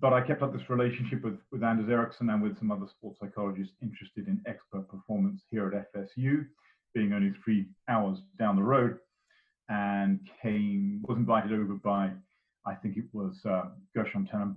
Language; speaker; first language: English; native; English